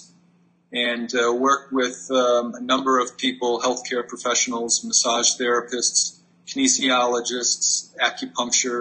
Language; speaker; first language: English; native; English